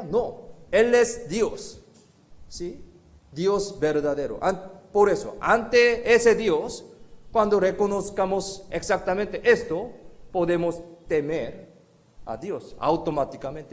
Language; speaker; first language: Spanish; non-native, fluent; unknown